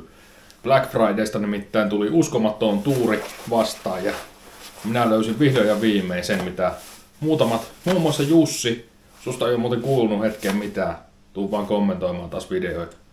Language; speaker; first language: Finnish; native; Finnish